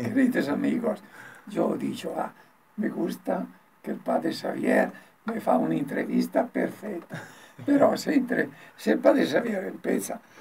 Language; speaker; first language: Spanish; non-native, learner; Italian